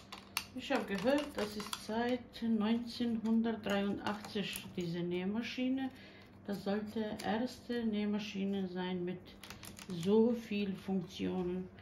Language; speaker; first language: German; non-native, learner; Bosnian